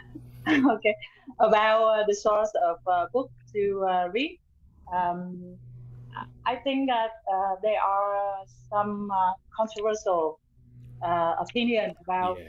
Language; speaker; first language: English; non-native, learner; Vietnamese